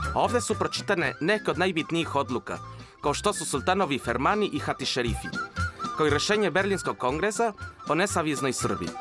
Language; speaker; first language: Serbian; non-native, fluent; Spanish